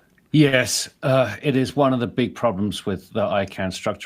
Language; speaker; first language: English; native; English